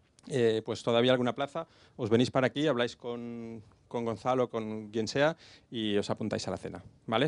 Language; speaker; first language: Spanish; native; Spanish